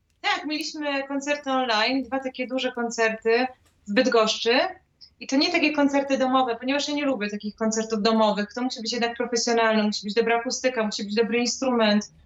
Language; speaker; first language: Polish; native; Polish